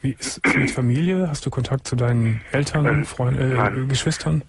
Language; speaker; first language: German; native; German